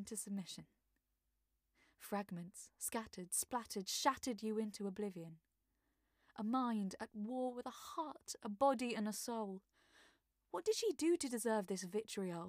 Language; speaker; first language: English; native; English